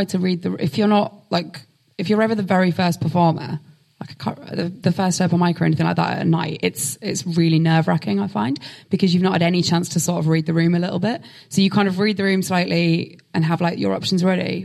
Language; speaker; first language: English; native; English